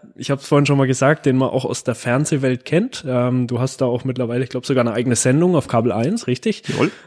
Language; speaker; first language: German; native; German